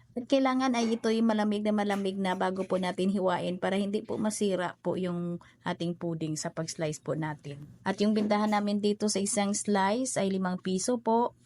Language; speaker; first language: Filipino; non-native, local second language; Cebuano